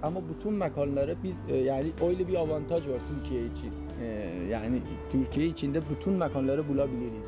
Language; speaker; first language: Turkish; non-native, fluent; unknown